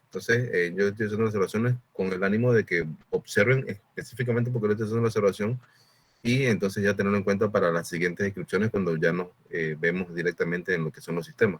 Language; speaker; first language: Spanish; native; Spanish